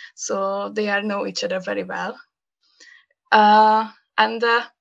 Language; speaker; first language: English; non-native, learner; Hungarian